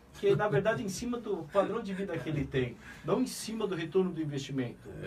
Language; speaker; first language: Portuguese; early bilingual, other home language; Korean